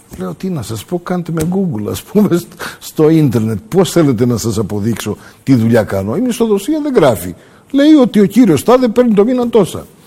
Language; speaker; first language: Greek; early bilingual, heritage; Greek